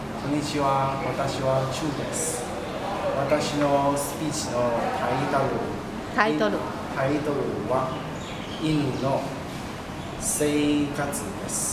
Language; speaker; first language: Japanese; non-native, learner; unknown